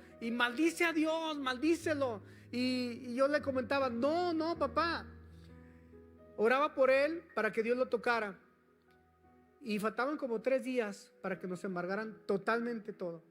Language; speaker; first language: Spanish; native; Spanish